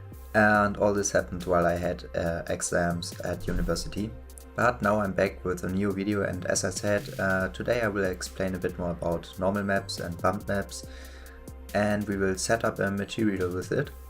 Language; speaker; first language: English; non-native, fluent; German